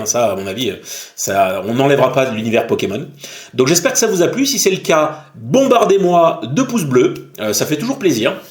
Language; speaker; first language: French; native; French